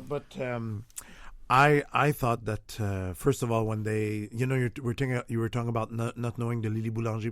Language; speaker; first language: English; non-native, fluent; French